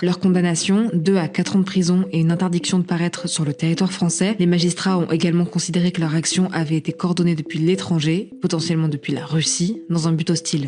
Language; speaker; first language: French; native; French